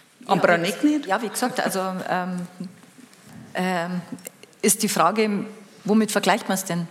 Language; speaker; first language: German; native; German